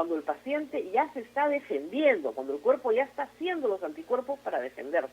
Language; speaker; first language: Spanish; native; Spanish